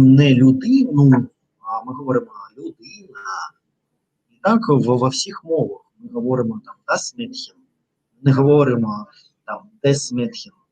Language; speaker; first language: Ukrainian; non-native, local second language; Russian